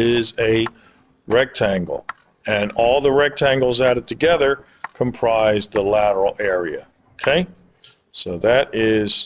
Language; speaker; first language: English; native; English